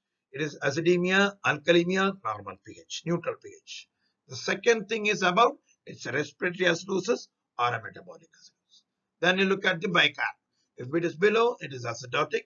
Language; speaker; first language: English; non-native, local second language; Tamil